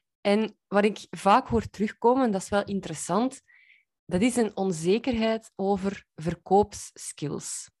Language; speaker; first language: Dutch; native; Dutch